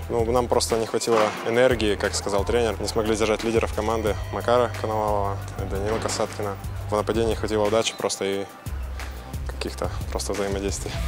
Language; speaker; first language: Russian; native; Russian